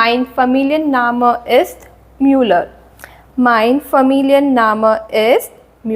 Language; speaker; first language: German; non-native, fluent; Hindi